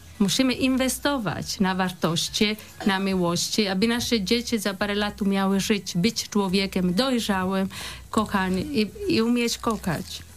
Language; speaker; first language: Polish; non-native, fluent; Italian